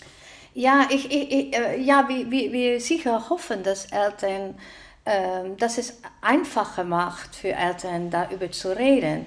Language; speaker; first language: German; non-native, fluent; Dutch